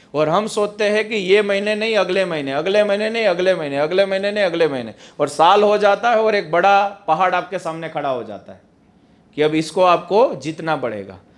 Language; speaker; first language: Hindi; non-native, local second language; Gujarati